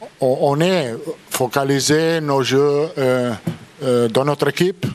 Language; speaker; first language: French; non-native, fluent; Italian